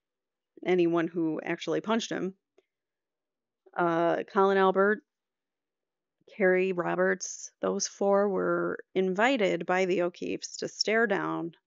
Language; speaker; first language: English; native; English